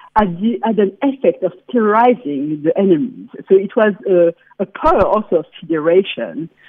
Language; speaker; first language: English; non-native, fluent; French